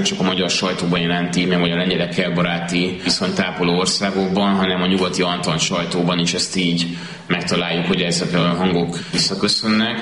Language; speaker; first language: Hungarian; native; Hungarian